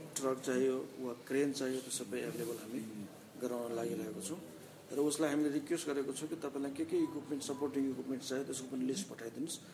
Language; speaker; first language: Nepali; non-native, local second language; Maithili